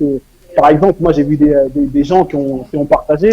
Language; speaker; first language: French; native; French